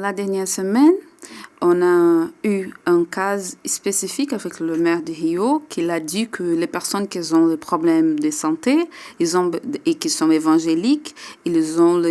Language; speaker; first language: French; non-native, learner; Portuguese